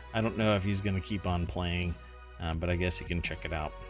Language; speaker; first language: English; non-native, fluent; German